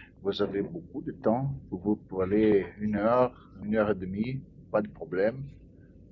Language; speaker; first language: French; non-native, learner; Portuguese